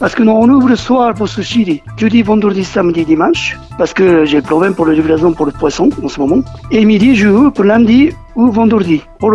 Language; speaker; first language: French; non-native, learner; Japanese